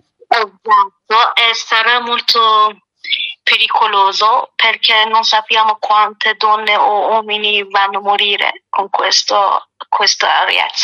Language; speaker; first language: Italian; non-native, learner; Persian